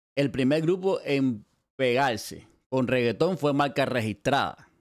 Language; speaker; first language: Spanish; native; Spanish